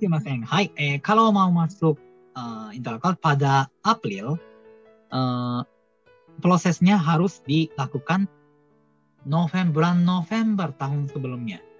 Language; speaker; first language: Indonesian; non-native, fluent; Japanese